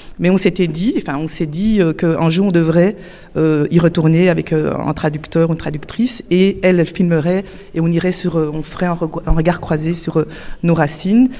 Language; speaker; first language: French; native; French